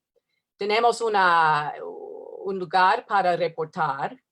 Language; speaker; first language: Spanish; non-native, learner; English